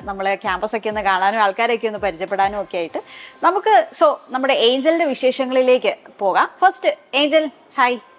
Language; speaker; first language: Malayalam; native; Malayalam